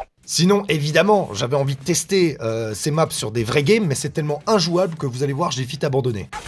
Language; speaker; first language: French; native; French